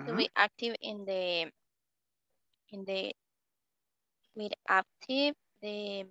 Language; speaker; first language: English; non-native, learner; Spanish